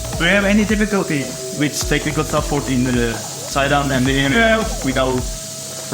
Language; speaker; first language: English; non-native, fluent; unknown